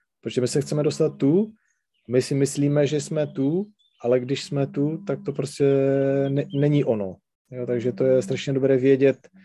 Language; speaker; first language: Czech; non-native, local second language; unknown